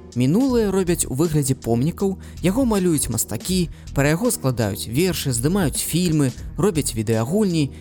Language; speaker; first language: Belarusian; non-native, local second language; Russian